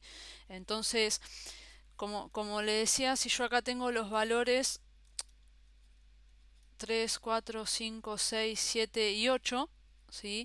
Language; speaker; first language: Spanish; native; Spanish